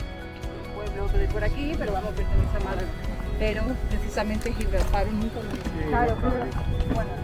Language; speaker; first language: Spanish; native; Spanish